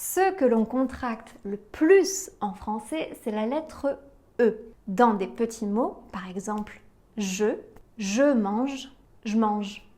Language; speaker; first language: French; native; French